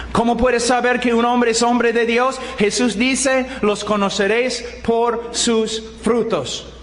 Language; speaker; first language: Spanish; non-native, fluent; English